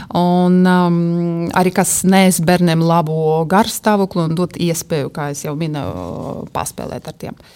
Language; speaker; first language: Latvian; non-native, local second language; Russian